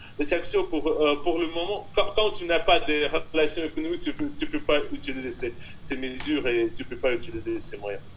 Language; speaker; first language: French; non-native, fluent; Russian